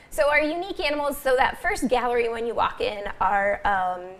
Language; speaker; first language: English; native; English